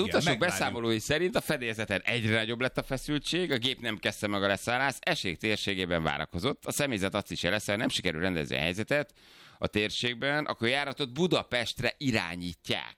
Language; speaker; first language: Hungarian; native; Hungarian